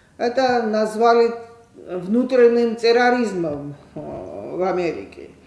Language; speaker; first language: Russian; non-native, local second language; Georgian